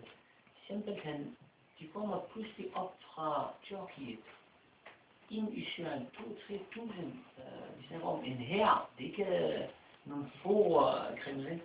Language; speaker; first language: Danish; non-native, fluent; Arabic